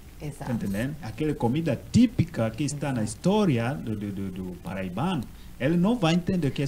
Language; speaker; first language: Portuguese; non-native, learner; Swahili